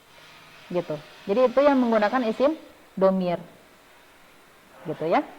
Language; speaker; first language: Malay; non-native, local second language; Sundanese